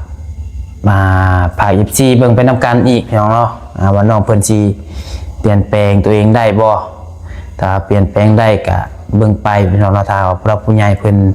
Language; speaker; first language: Thai; non-native, local second language; Lao